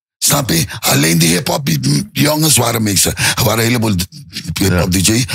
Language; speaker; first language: Dutch; non-native, local second language; Papiamento